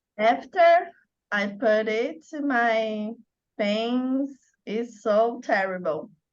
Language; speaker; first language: English; non-native, learner; Portuguese